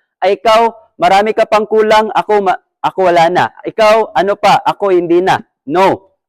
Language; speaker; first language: Filipino; native; Filipino